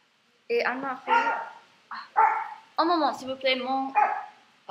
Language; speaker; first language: French; non-native, learner; English